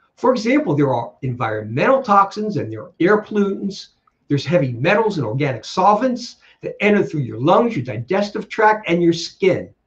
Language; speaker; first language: English; native; English